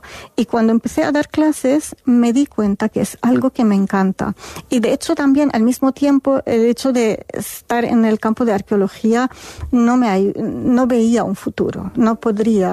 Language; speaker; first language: Spanish; non-native, fluent; Arabic